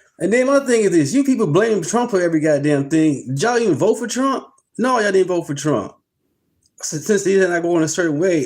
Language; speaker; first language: English; native; English